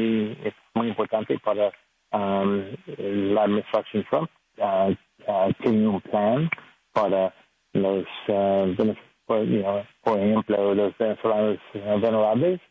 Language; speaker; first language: Spanish; non-native, learner; English